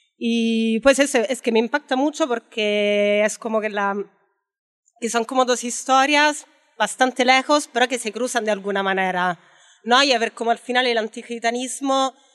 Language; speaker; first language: Spanish; non-native, fluent; Italian